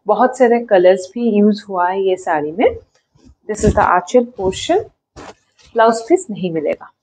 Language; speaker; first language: Hindi; non-native, local second language; Bangla